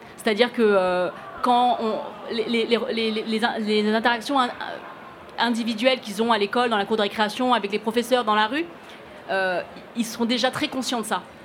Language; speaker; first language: French; early bilingual, other home language; Cantonese